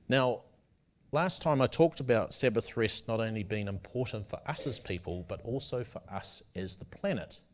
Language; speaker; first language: English; native; English